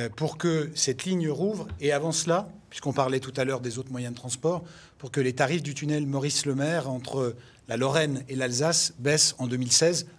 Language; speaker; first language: French; native; French